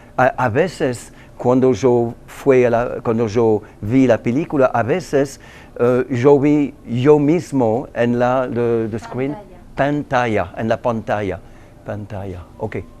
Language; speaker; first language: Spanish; non-native, learner; French